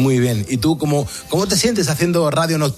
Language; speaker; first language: Spanish; native; Spanish